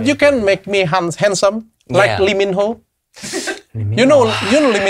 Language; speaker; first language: English; non-native, learner; Indonesian